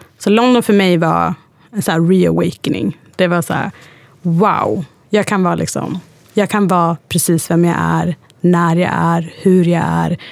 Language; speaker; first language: Swedish; early bilingual, other home language; Arabic